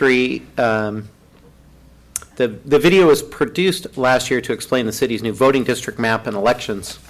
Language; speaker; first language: English; native; English